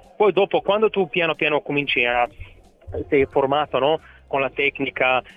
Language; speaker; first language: Italian; non-native, fluent; Bulgarian